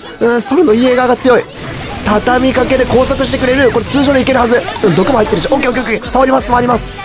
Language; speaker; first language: Japanese; native; Japanese